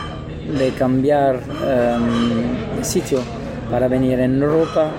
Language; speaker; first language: Spanish; non-native, learner; French